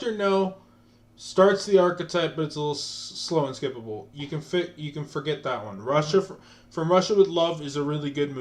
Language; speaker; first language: English; native; English